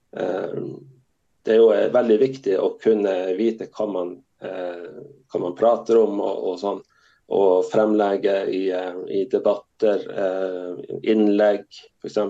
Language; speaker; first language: Norwegian; native; Norwegian